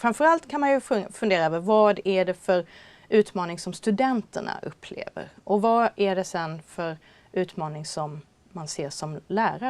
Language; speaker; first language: Swedish; native; Swedish